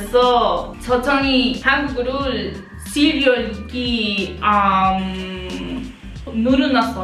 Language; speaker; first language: Korean; non-native, learner; Spanish